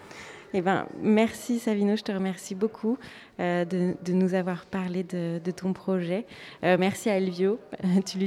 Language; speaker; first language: French; native; French